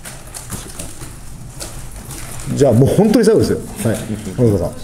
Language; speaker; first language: Japanese; native; Japanese